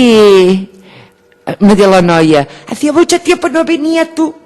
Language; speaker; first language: Catalan; native; Catalan